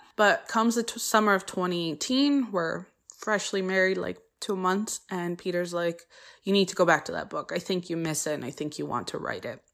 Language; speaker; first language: English; early bilingual, other home language; Polish